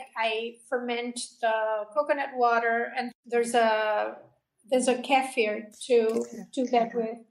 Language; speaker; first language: English; non-native, fluent; Spanish